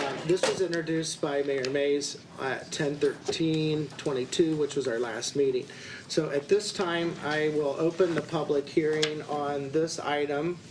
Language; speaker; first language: English; native; English